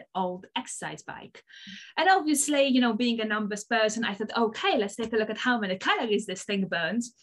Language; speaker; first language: English; non-native, fluent; Polish